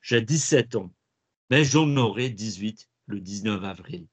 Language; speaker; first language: French; non-native, fluent; English